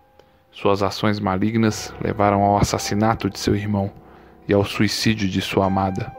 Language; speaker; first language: Portuguese; native; Portuguese